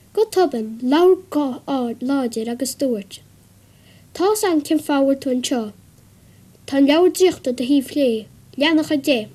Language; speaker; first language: Irish; native; Irish